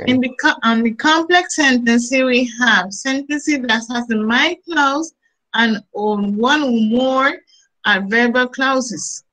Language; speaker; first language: English; non-native, fluent; Spanish